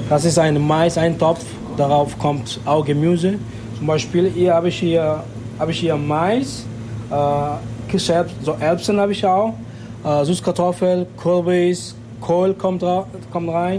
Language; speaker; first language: German; non-native, fluent; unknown